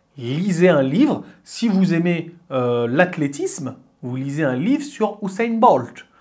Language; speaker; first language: French; native; French